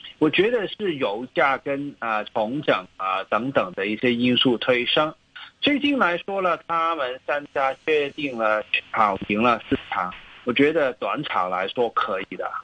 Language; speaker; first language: Chinese; non-native, local second language; Cantonese